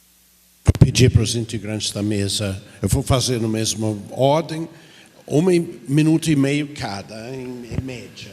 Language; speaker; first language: Portuguese; non-native, fluent; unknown